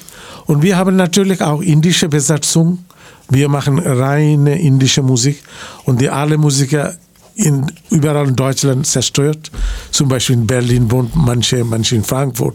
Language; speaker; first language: German; non-native, learner; Bangla